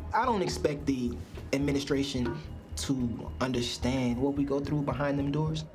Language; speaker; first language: English; native; English